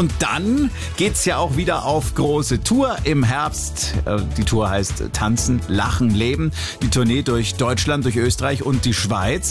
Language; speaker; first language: German; native; German